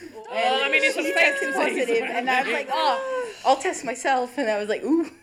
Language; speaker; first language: English; non-native, fluent; French